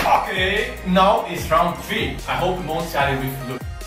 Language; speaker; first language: English; non-native, learner; Portuguese